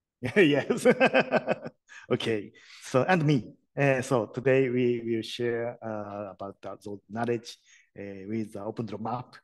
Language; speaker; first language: English; non-native, learner; Japanese